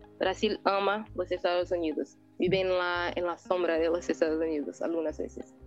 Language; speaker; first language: Spanish; non-native, learner; Portuguese